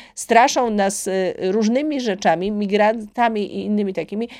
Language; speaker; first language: Polish; native; Polish